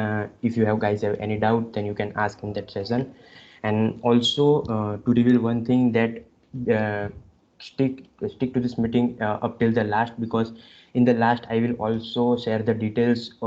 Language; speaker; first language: English; non-native, local second language; Gujarati